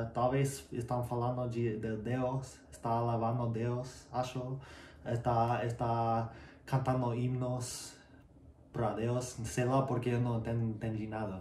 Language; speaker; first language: Portuguese; non-native, learner; English